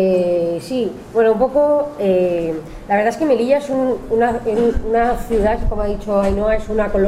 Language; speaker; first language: Spanish; native; Spanish